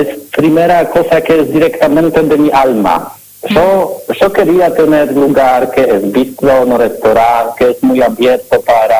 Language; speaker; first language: Spanish; non-native, learner; Polish